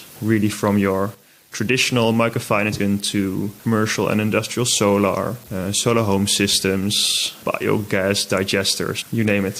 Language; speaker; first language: English; non-native, fluent; Dutch